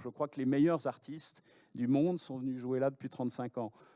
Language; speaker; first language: French; native; French